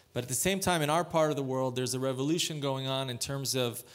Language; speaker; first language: English; native; English